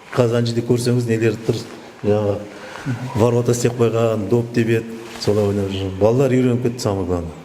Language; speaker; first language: Kazakh; native; Kazakh